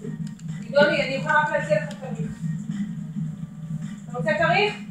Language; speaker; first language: Hebrew; native; Hebrew